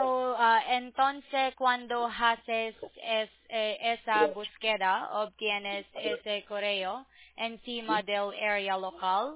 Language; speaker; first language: Spanish; non-native, learner; English